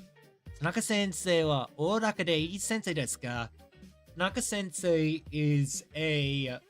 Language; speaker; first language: Japanese; non-native, learner; English